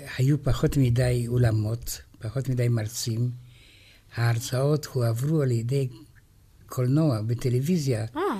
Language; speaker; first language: Hebrew; non-native, fluent; Romanian